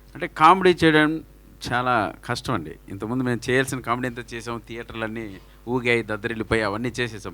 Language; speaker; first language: Telugu; native; Telugu